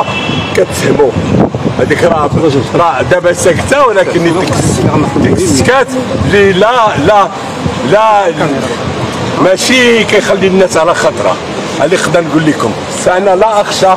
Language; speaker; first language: Arabic; native; Arabic